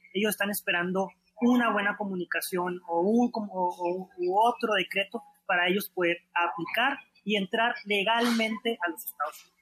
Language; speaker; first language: Spanish; native; Spanish